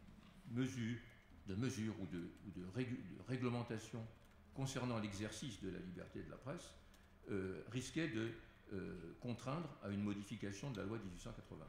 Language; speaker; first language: French; native; French